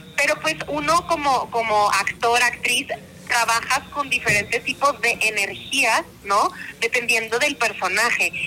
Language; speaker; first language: Spanish; native; Spanish